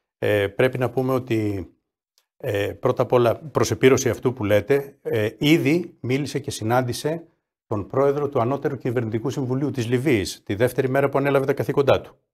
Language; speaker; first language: Greek; native; Greek